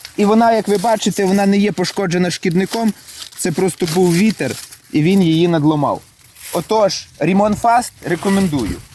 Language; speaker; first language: Ukrainian; native; Ukrainian